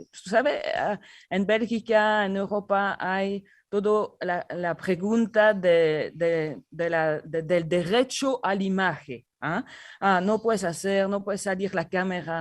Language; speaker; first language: Spanish; non-native, learner; French